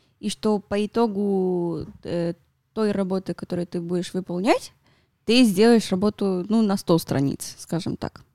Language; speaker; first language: Russian; non-native, fluent; Spanish